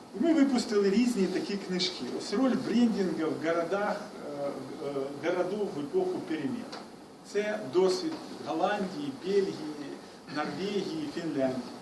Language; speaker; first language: Ukrainian; non-native, local second language; Russian